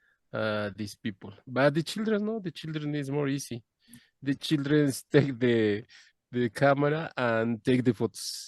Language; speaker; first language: English; non-native, learner; Spanish